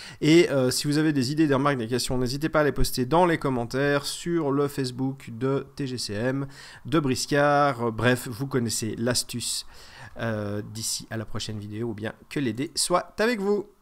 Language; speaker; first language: French; native; French